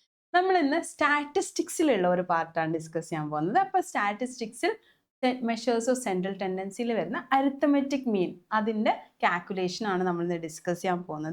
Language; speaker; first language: Malayalam; native; Malayalam